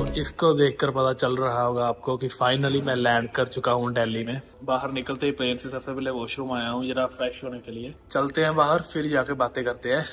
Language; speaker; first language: Hindi; native; Hindi